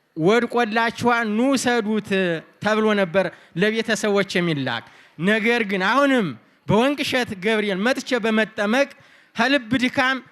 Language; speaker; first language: Amharic; native; Amharic